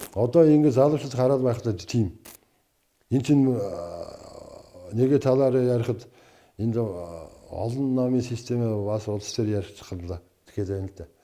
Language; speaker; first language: Mongolian; non-native, local second language; Kazakh